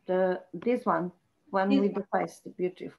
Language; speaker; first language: English; non-native, fluent; Portuguese